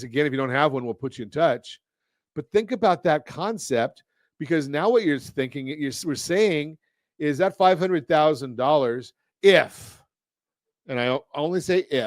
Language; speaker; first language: English; native; English